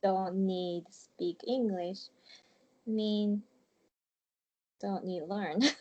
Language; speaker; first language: English; non-native, learner; Japanese